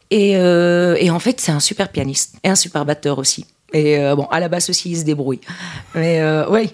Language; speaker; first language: French; non-native, local second language; Arabic